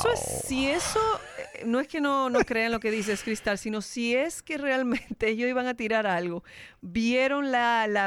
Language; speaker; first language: Spanish; native; Spanish